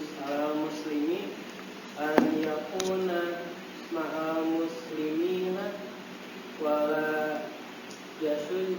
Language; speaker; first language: Arabic; non-native, learner; Indonesian